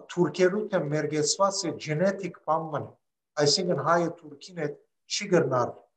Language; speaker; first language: Armenian; early bilingual, other home language; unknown